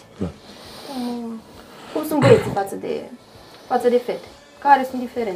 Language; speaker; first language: Romanian; native; Romanian